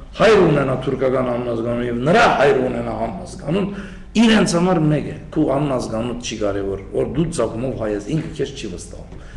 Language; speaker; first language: Armenian; early bilingual, heritage; Armenian